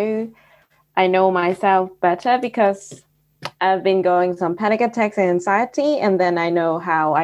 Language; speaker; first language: English; non-native, local second language; Cantonese